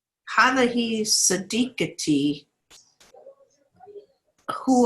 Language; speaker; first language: Arabic; non-native, learner; English